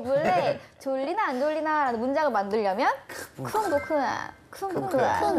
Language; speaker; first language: Korean; native; Korean